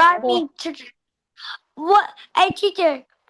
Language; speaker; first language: English; non-native, learner; Vietnamese